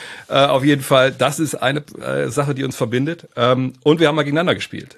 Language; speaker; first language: German; native; German